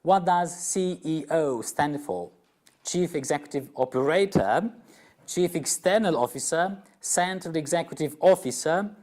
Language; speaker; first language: English; non-native, fluent; Romanian